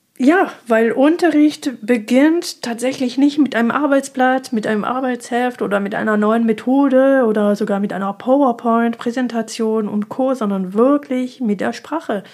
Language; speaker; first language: German; non-native, fluent; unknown